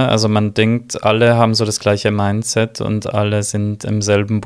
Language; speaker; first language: German; native; German